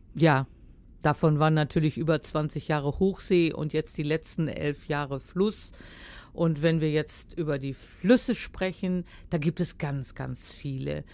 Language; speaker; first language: German; native; German